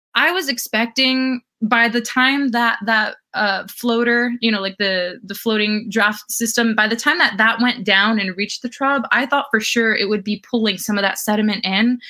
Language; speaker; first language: English; native; English